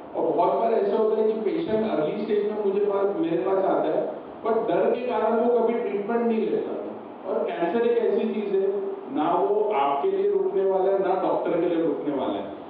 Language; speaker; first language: Hindi; non-native, local second language; Marathi